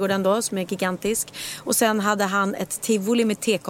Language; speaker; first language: Swedish; native; Swedish